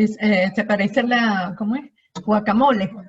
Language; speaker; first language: Spanish; native; Spanish